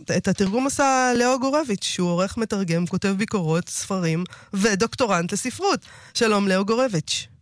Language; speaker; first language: Hebrew; native; Hebrew